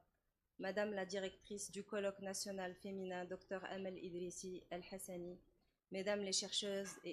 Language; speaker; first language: French; non-native, local second language; Arabic